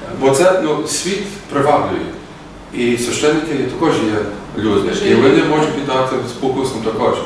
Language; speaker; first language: Ukrainian; early bilingual, heritage; Ukrainian